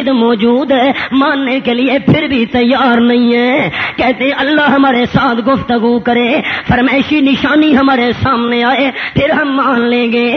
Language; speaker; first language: Urdu; non-native, local second language; Punjabi